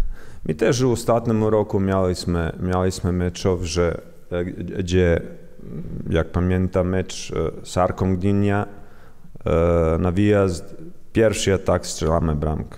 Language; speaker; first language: Polish; non-native, learner; Croatian